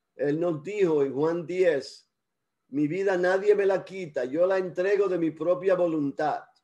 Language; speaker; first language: Spanish; early bilingual, heritage; Spanish